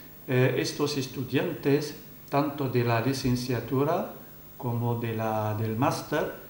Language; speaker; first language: Spanish; non-native, fluent; Arabic